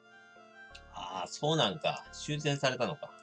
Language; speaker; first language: Japanese; native; Japanese